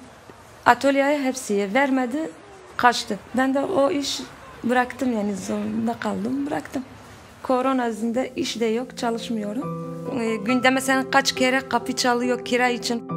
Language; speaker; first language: Turkish; non-native, learner; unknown